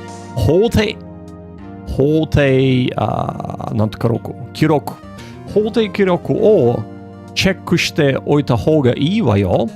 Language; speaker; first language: Japanese; non-native, learner; English